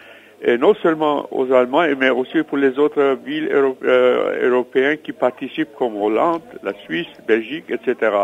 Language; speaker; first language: French; non-native, learner; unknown